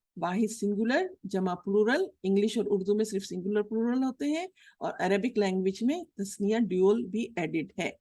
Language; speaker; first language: Urdu; native; Urdu